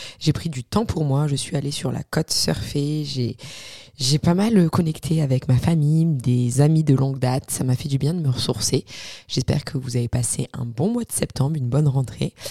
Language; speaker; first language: French; early bilingual, other home language; Arabic